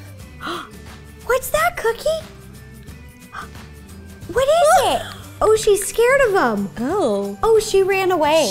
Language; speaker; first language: English; native; English